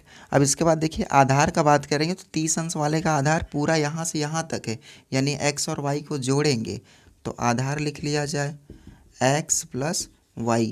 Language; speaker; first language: Hindi; native; Hindi